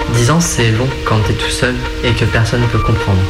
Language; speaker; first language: French; native; French